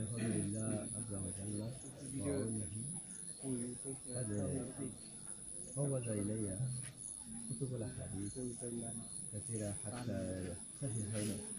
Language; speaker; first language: Arabic; non-native, fluent; Rohingya